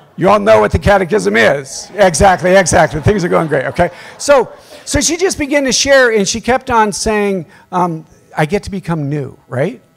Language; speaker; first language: English; native; English